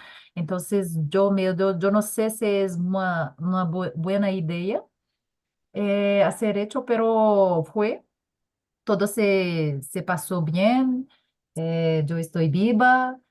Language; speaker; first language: Spanish; non-native, learner; Portuguese